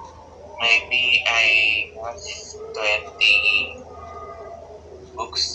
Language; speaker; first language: English; non-native, learner; Indonesian